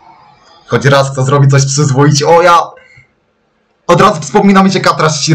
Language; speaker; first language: Polish; native; Polish